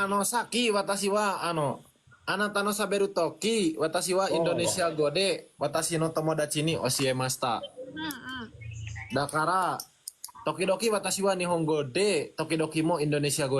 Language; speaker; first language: Japanese; non-native, learner; Sundanese